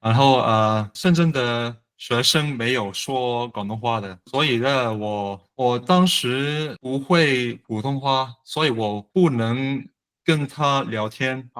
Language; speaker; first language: Chinese; non-native, learner; English